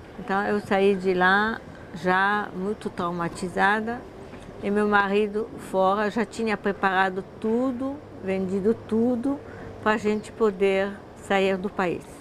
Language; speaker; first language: Portuguese; non-native, fluent; French